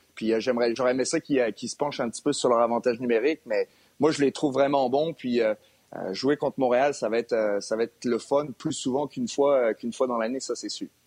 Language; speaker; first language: French; native; French